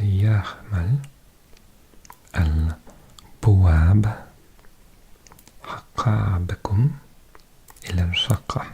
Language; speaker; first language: Arabic; non-native, learner; English